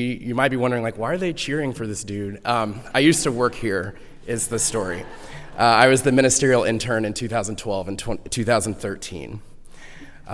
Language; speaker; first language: English; native; English